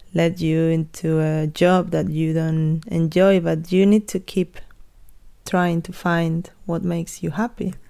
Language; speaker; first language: English; non-native, fluent; Spanish